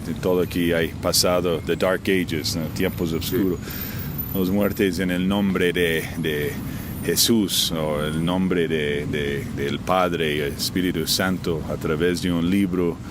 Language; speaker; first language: Spanish; non-native, fluent; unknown